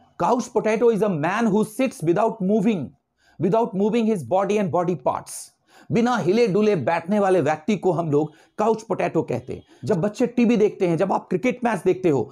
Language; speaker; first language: Hindi; native; Hindi